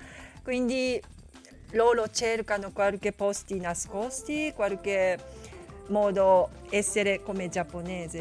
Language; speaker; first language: Italian; non-native, learner; Japanese